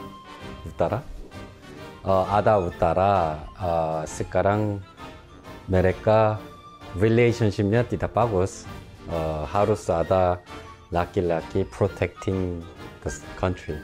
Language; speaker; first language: Indonesian; non-native, local second language; Korean